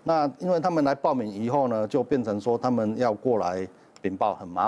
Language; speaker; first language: Chinese; native; Chinese